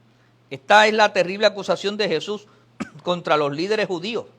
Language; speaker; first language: Spanish; native; Spanish